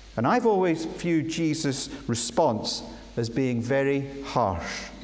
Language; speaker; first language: English; native; English